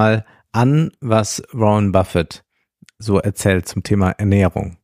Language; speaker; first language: German; native; German